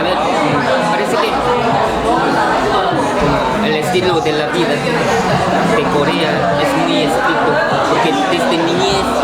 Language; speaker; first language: Spanish; non-native, fluent; Korean